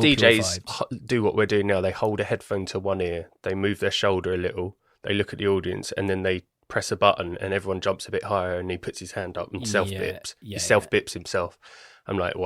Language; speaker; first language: English; native; English